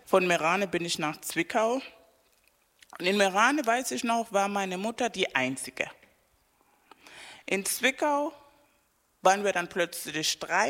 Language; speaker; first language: German; non-native, fluent; Spanish